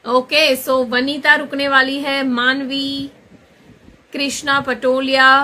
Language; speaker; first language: Hindi; non-native, local second language; Gujarati